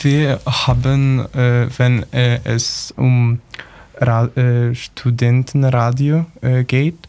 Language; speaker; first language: German; non-native, learner; Polish